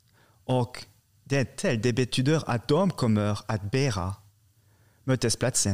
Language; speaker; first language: Swedish; non-native, fluent; French